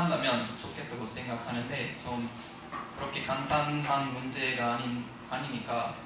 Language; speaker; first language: Korean; non-native, fluent; English